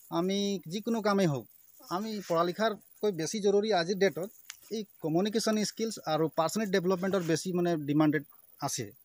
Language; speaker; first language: Assamese; non-native, local second language; Sadri